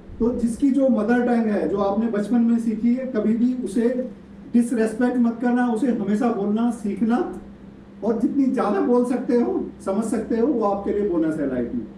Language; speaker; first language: Hindi; native; Hindi